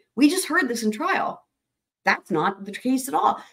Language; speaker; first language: English; native; English